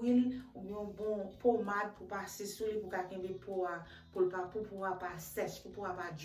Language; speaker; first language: French; non-native, learner; Haitian Creole